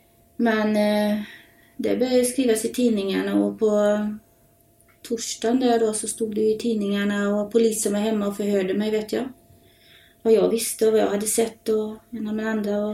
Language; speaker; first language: Swedish; native; Swedish